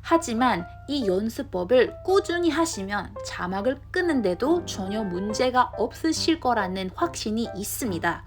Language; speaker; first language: Korean; non-native, learner; Indonesian